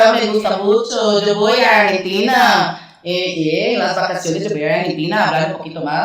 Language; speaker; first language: Spanish; non-native, learner; Portuguese